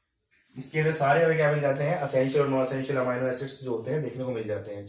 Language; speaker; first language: Hindi; native; Hindi